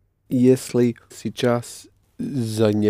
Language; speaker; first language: Russian; non-native, learner; English